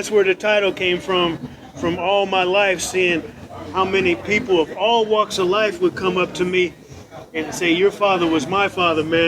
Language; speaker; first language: English; native; English